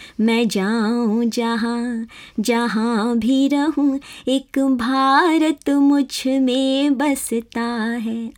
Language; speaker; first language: Hindi; non-native, local second language; Maithili